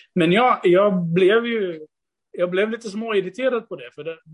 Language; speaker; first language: Swedish; early bilingual, other home language; Portuguese